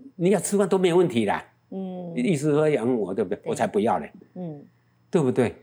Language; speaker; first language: Chinese; native; Chinese